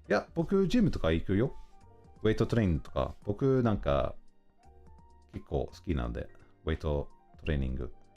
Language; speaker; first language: Japanese; non-native, learner; English